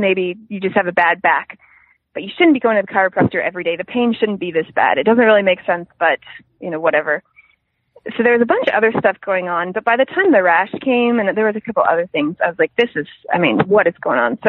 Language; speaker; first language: English; native; English